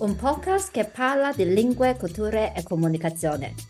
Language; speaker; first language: Italian; non-native, learner; Chinese